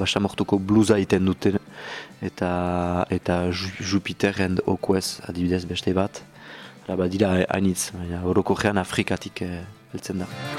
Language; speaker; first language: Basque; non-native, learner; French